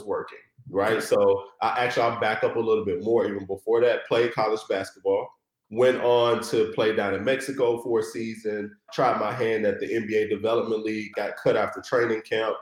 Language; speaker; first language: English; native; English